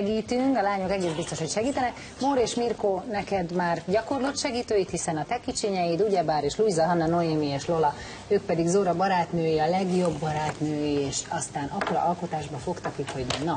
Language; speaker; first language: Hungarian; native; Hungarian